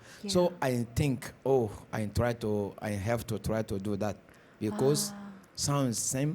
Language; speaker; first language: English; non-native, learner; Bambara